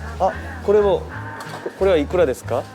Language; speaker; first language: Japanese; non-native, learner; Korean